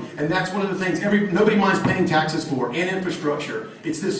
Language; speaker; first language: English; native; English